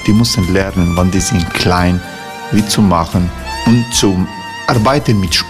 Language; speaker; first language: German; non-native, learner; Croatian